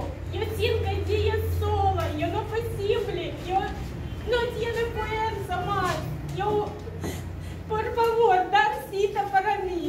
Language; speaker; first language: Spanish; non-native, learner; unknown